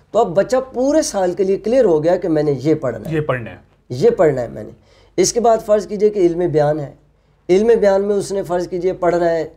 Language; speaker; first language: Urdu; non-native, local second language; Punjabi